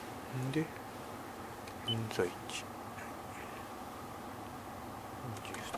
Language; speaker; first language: Japanese; native; Japanese